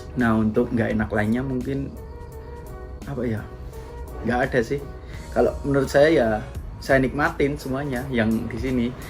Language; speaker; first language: Indonesian; non-native, local second language; Javanese